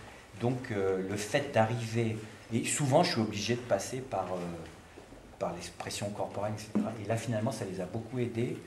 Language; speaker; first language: French; native; French